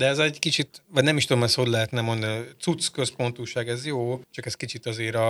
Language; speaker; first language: Hungarian; native; Hungarian